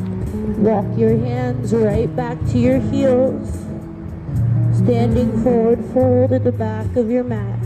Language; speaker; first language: English; native; English